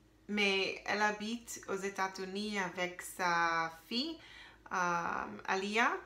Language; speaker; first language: French; non-native, learner; English